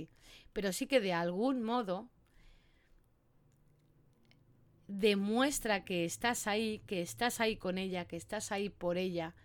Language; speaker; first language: Spanish; native; Spanish